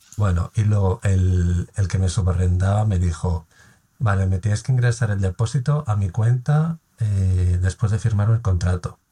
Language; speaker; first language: Spanish; native; Spanish